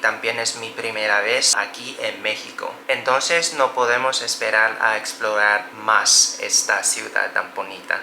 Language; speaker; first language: Spanish; non-native, learner; Chinese